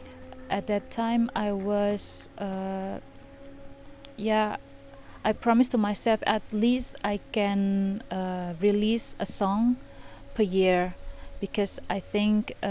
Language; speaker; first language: English; non-native, fluent; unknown